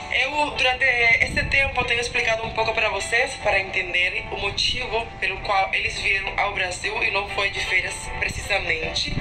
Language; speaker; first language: Portuguese; non-native, fluent; Spanish